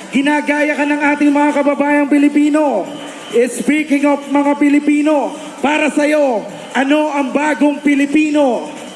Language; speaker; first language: Filipino; native; Filipino